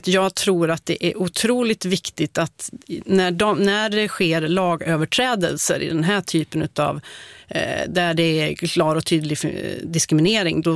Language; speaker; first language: Swedish; native; Swedish